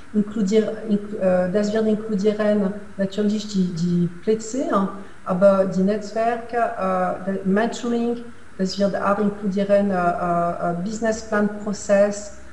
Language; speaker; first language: German; non-native, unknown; French